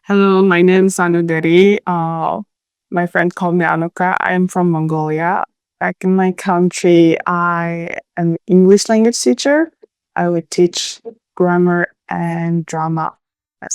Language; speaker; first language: English; non-native, fluent; Mongolian